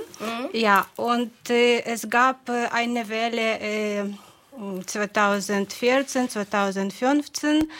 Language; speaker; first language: German; non-native, fluent; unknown